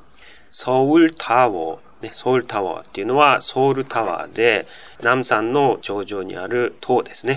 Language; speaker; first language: Japanese; native; Japanese